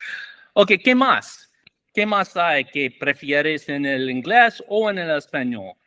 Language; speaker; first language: Spanish; non-native, fluent; English